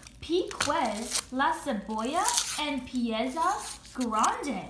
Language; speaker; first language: Spanish; non-native, learner; English